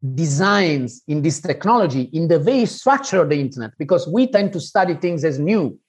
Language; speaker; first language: English; non-native, fluent; Italian